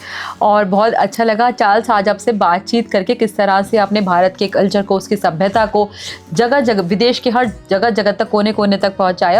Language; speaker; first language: Hindi; native; Hindi